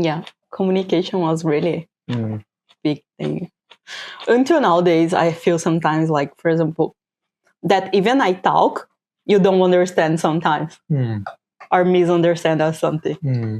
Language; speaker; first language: English; non-native, fluent; Portuguese